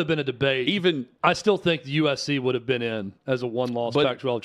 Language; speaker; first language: English; native; English